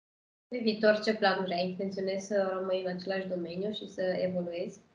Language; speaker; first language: Romanian; native; Romanian